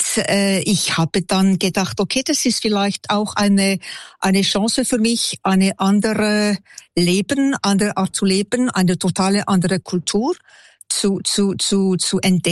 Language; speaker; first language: German; non-native, local second language; French